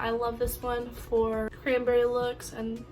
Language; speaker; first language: English; native; English